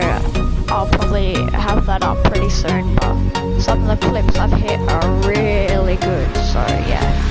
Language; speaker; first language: English; native; English